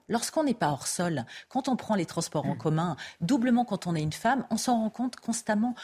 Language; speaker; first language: French; native; French